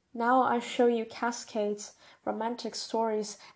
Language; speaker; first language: English; non-native, fluent; Portuguese